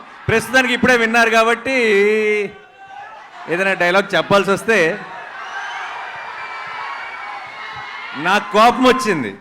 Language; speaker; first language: Telugu; native; Telugu